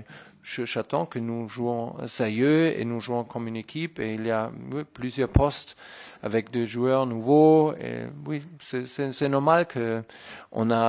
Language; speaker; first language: French; non-native, fluent; German